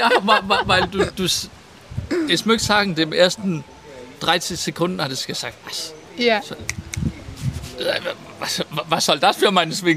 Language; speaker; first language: German; non-native, learner; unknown